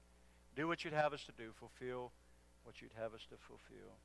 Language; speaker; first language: English; native; English